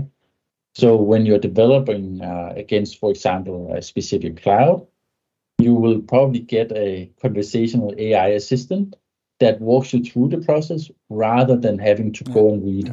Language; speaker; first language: English; non-native, fluent; Danish